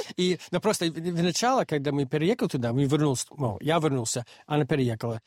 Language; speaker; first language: Russian; non-native, fluent; English